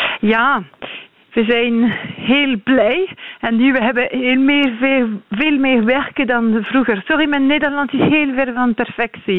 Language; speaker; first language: Dutch; non-native, learner; French